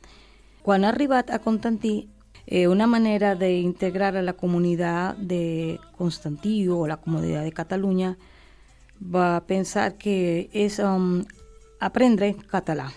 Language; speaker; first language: Catalan; non-native, learner; Spanish